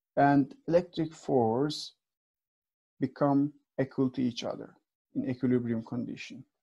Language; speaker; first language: English; non-native, fluent; Turkish